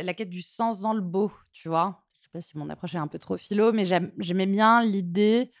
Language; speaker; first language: French; native; French